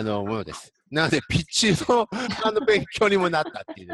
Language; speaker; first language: Japanese; native; Japanese